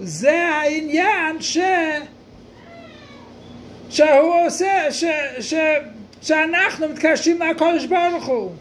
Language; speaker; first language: Hebrew; non-native, fluent; English